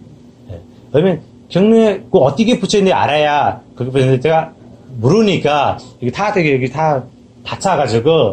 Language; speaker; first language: Korean; non-native, fluent; Nepali